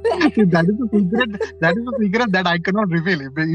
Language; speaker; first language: English; non-native, local second language; Malayalam